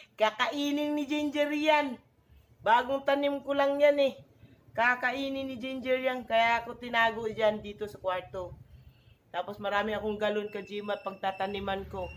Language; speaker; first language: Filipino; native; Filipino